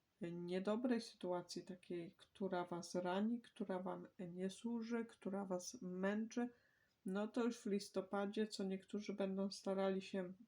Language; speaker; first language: Polish; native; Polish